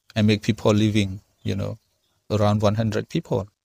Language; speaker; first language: English; non-native, learner; Khmer